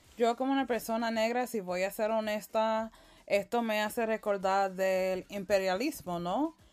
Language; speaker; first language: Spanish; early bilingual, heritage; Spanish